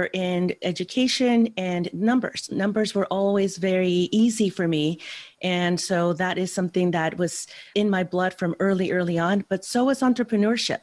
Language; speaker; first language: English; early bilingual, other home language; Spanish